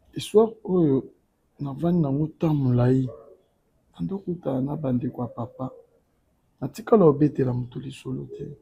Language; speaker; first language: Lingala; non-native, local second language; Luba-Lulua